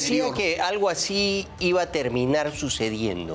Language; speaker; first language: Spanish; native; Spanish